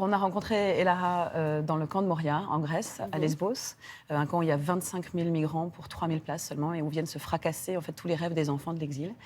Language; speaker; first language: French; native; French